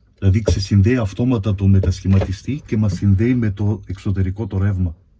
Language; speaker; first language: Greek; early bilingual, heritage; Greek